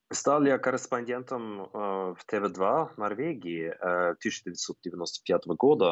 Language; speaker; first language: Russian; non-native, fluent; Norwegian